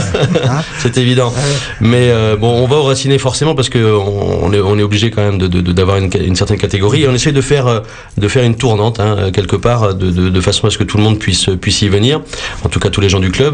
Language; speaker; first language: French; native; French